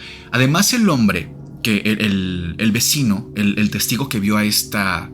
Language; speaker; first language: Spanish; native; Spanish